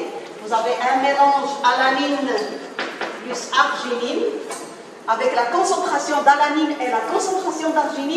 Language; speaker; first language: French; non-native, local second language; Arabic